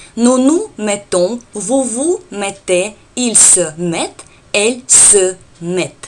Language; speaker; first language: French; non-native, fluent; Russian